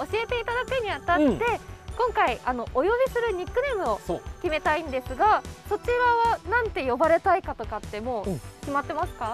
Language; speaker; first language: Japanese; native; Japanese